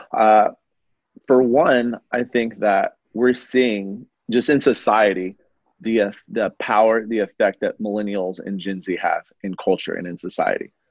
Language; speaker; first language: English; native; English